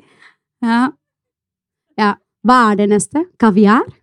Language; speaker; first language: Norwegian; non-native, fluent; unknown